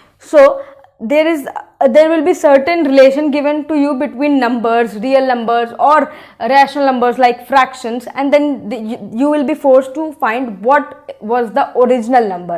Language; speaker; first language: English; non-native, local second language; Hindi